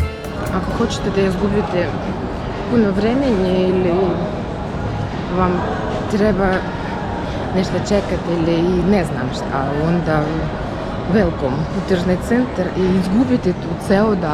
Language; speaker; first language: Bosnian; non-native, learner; Ukrainian